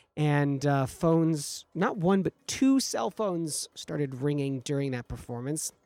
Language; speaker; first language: English; native; English